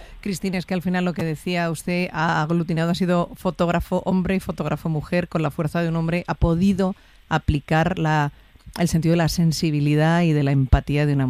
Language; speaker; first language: Spanish; native; Spanish